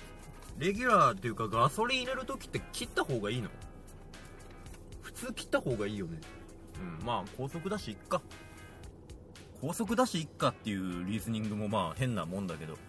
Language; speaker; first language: Japanese; native; Japanese